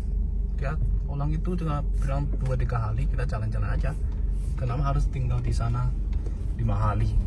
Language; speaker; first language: Indonesian; non-native, learner; Chinese